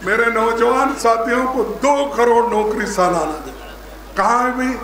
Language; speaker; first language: Hindi; non-native, local second language; Kannada